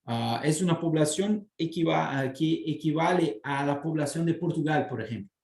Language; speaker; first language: Spanish; non-native, fluent; Portuguese